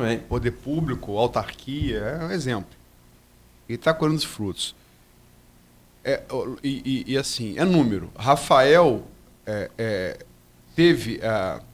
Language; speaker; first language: Portuguese; native; Portuguese